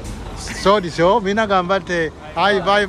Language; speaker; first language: Japanese; non-native, learner; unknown